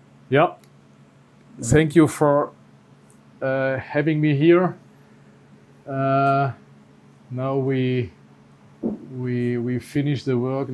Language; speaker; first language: English; non-native, fluent; German